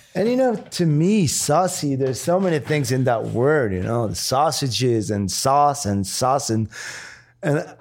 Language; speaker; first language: English; non-native, fluent; Arabic